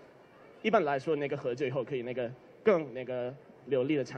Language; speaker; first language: Chinese; non-native, learner; English